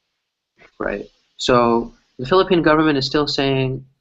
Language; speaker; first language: English; early bilingual, other home language; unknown